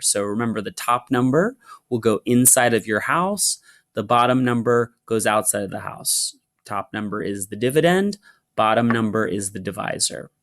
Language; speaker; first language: English; native; English